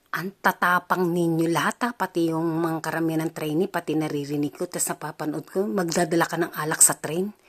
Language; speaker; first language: Filipino; native; Filipino